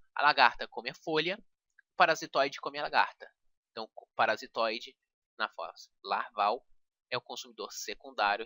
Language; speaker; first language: Portuguese; native; Portuguese